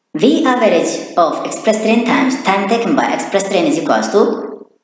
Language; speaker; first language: English; non-native, local second language; Amharic